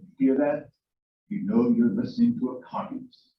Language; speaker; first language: English; native; English